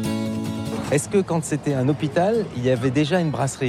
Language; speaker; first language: French; native; French